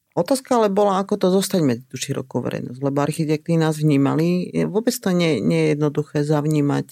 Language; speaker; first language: Slovak; native; Slovak